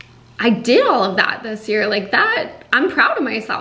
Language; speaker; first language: English; native; English